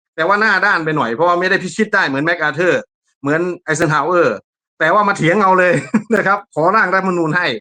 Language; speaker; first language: Thai; native; Thai